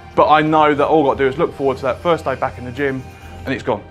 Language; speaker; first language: English; native; English